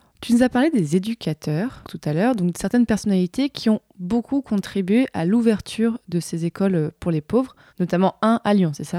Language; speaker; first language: French; native; French